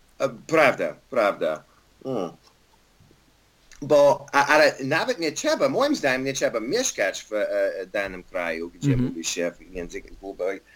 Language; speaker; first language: Polish; non-native, learner; English